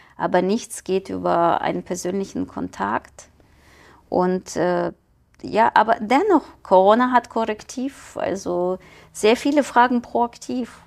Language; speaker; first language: German; non-native, fluent; Ukrainian